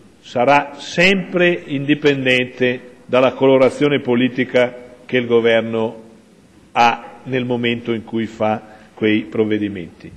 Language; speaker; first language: Italian; native; Italian